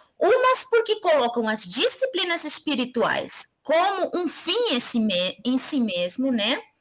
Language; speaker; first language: Portuguese; non-native, fluent; Spanish